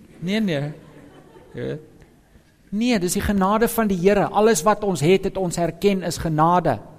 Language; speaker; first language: Afrikaans; non-native, local second language; English